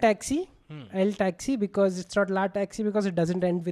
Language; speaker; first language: English; non-native, local second language; Hindi